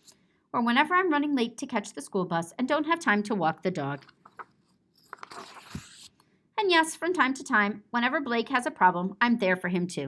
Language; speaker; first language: English; native; English